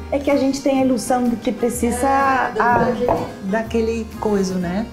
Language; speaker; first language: Portuguese; non-native, fluent; Spanish